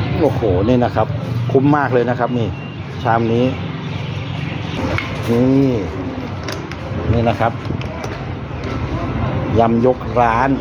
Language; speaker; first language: Thai; native; Thai